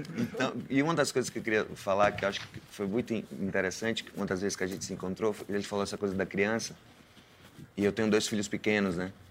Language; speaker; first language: Portuguese; native; Portuguese